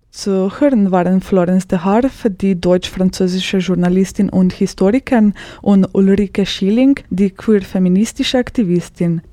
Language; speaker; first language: German; native; German